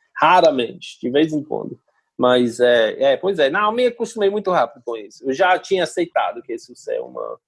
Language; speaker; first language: Portuguese; non-native, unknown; English